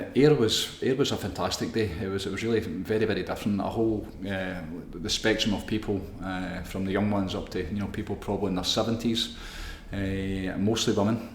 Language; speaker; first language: English; native; English